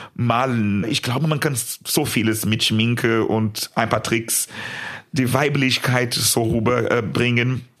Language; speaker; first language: German; non-native, fluent; Portuguese